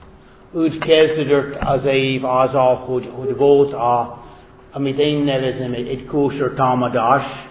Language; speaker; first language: Hungarian; non-native, fluent; English